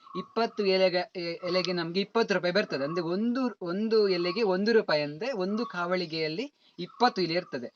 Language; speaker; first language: Kannada; non-native, local second language; Konkani